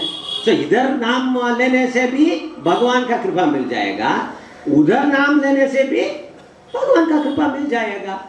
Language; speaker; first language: Hindi; non-native, learner; English